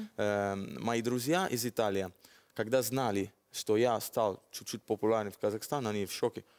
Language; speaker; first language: Russian; non-native, fluent; Italian